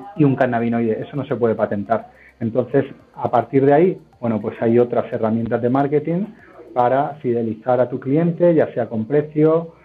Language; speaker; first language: Spanish; native; Spanish